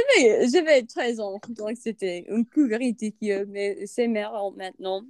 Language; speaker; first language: French; non-native, learner; English